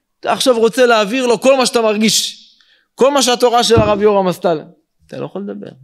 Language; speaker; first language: Hebrew; native; Hebrew